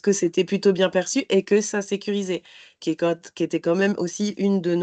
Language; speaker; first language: French; native; French